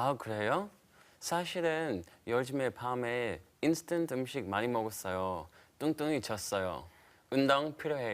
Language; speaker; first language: Korean; non-native, learner; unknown